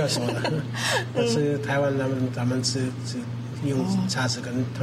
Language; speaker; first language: Chinese; non-native, learner; Hindi